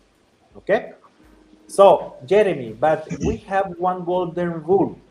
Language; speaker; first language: English; non-native, fluent; Spanish